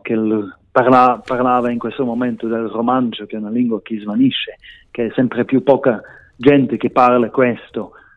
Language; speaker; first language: Italian; non-native, learner; Romansh